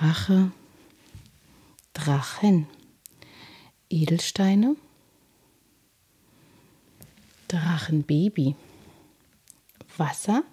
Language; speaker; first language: German; native; German